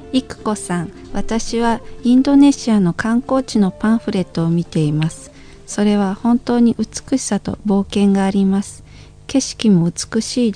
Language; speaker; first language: Japanese; non-native, learner; Indonesian